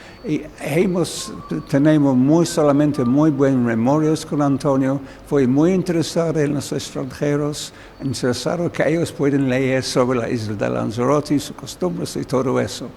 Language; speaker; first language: Spanish; non-native, learner; English